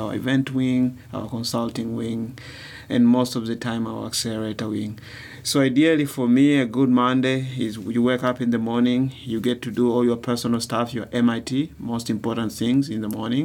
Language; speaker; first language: English; non-native, local second language; Swahili